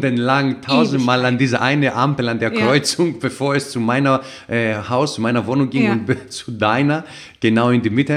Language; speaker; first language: German; non-native, fluent; Greek